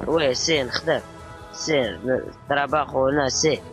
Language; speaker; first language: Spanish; non-native, learner; Arabic